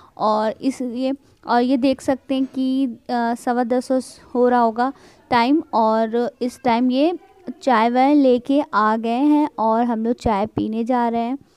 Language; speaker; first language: Hindi; native; Hindi